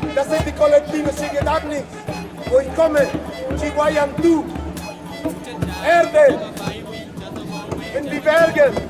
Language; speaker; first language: German; non-native, learner; Spanish